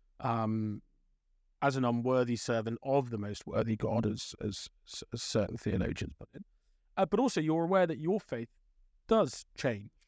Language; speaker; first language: English; native; English